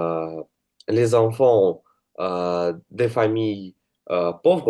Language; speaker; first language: French; non-native, learner; Russian